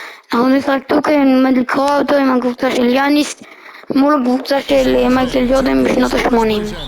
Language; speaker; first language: Hebrew; native; Hebrew